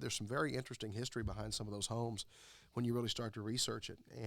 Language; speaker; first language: English; native; English